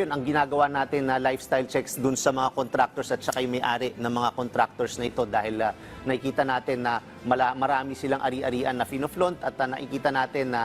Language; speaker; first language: Filipino; native; Filipino